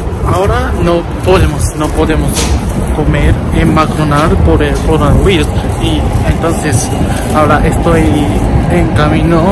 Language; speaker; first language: Spanish; non-native, learner; Japanese